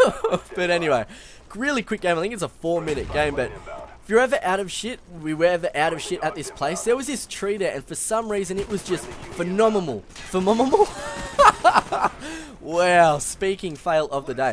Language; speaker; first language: English; native; English